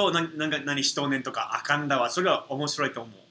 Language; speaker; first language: Japanese; non-native, fluent; English